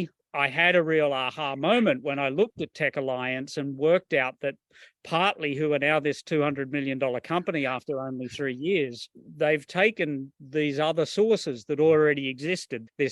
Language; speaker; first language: English; native; English